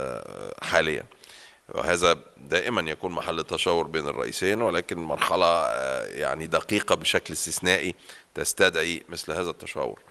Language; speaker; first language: Arabic; native; Arabic